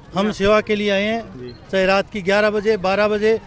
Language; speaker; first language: Hindi; native; Hindi